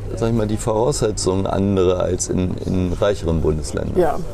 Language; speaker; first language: German; native; German